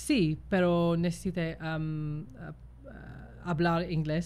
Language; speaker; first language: Spanish; non-native, fluent; English